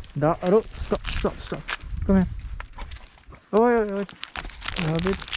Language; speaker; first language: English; non-native, local second language; Hindi